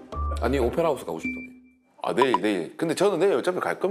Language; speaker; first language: Korean; native; Korean